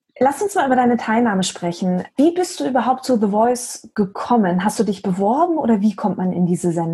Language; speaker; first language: German; native; German